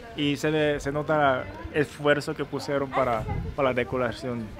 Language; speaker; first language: Spanish; non-native, fluent; Japanese